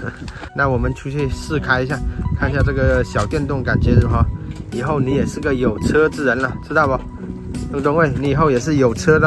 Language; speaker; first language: Chinese; native; Chinese